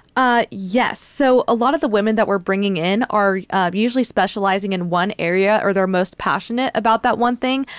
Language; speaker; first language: English; native; English